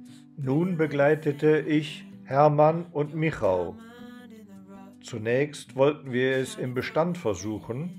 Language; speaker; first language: German; native; German